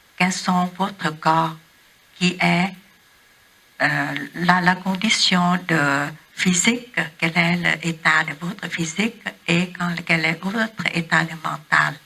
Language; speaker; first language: French; non-native, learner; Vietnamese